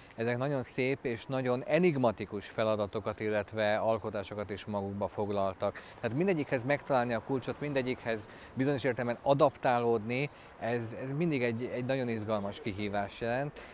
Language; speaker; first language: Hungarian; native; Hungarian